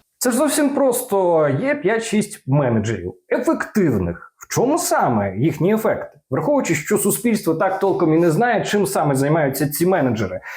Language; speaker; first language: Ukrainian; non-native, local second language; Russian